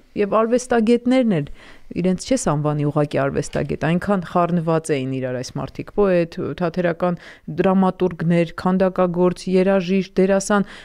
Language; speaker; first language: Armenian; native; Armenian